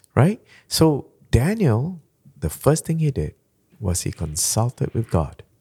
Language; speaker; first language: English; non-native, local second language; Malay